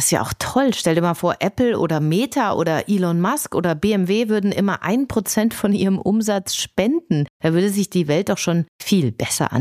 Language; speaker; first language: German; native; German